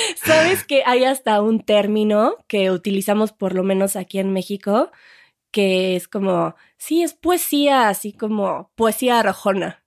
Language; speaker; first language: Spanish; native; Spanish